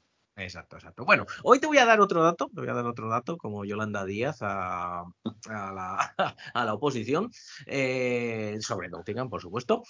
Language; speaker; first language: Spanish; native; Spanish